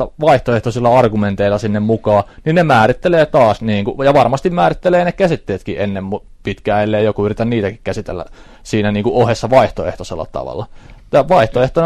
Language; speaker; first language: Finnish; native; Finnish